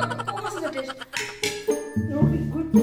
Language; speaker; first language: English; non-native, learner; Nepali